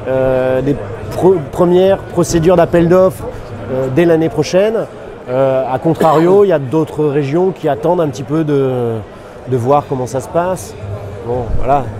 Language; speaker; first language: French; native; French